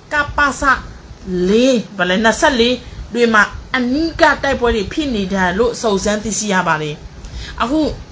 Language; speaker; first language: Burmese; non-native, local second language; S'gaw Karen